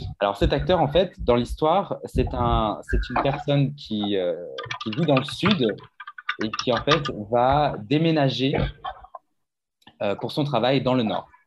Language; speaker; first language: French; native; French